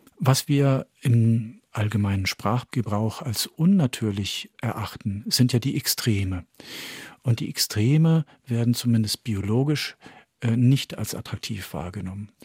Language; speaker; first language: German; early bilingual, heritage; French